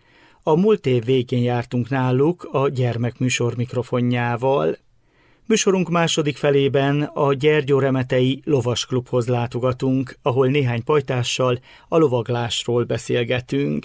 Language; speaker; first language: Hungarian; native; Hungarian